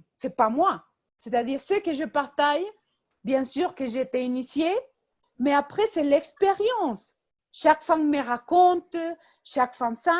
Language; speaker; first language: French; non-native, fluent; Spanish